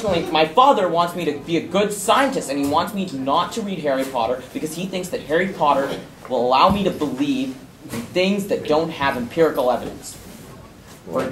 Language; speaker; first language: English; native; English